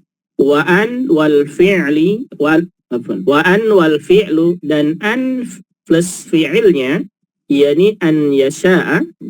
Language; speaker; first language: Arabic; non-native, fluent; Indonesian